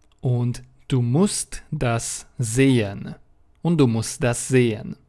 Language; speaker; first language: German; non-native, fluent; Romanian